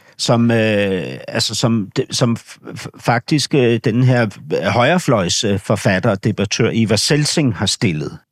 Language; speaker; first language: Danish; native; Danish